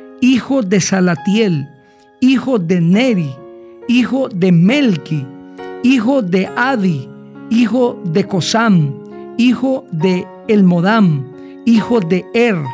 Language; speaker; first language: Spanish; native; Spanish